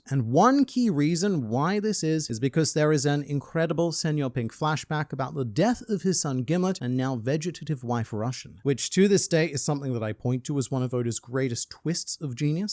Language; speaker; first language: English; native; English